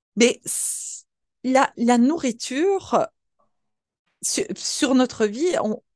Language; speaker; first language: French; native; French